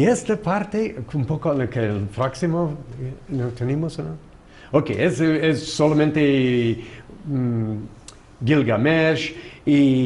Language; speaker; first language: Spanish; non-native, fluent; English